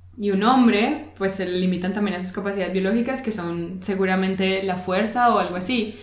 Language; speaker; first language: Spanish; native; Spanish